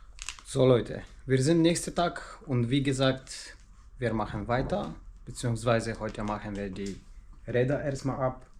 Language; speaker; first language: German; non-native, learner; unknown